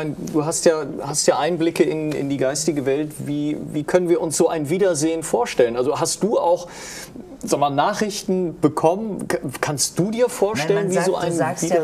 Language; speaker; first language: German; native; German